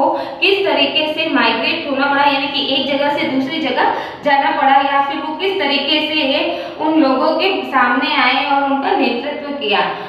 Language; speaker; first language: Hindi; native; Hindi